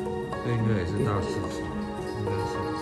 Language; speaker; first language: Chinese; native; Chinese